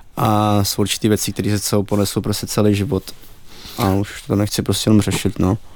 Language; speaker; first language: Czech; early bilingual, other home language; Vietnamese